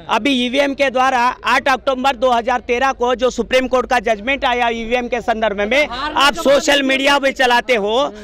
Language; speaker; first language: Hindi; non-native, local second language; Marathi